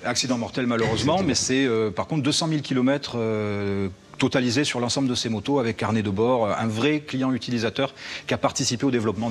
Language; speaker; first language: French; native; French